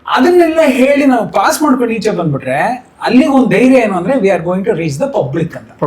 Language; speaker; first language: Kannada; native; Kannada